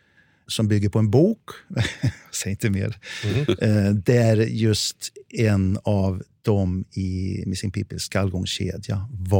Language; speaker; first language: Swedish; native; Swedish